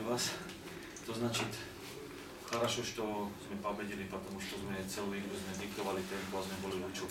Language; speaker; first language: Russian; non-native, learner; Slovak